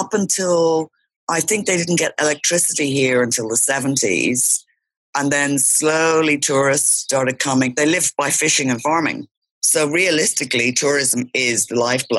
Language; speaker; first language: English; native; English